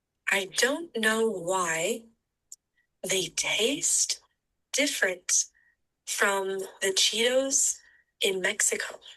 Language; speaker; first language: English; non-native, learner; Spanish